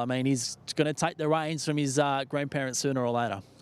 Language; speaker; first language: English; native; English